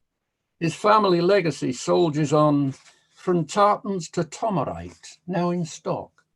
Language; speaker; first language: English; native; English